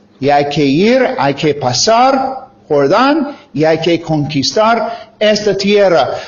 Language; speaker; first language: Spanish; non-native, fluent; English